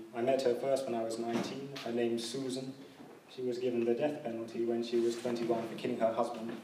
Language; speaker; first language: English; native; English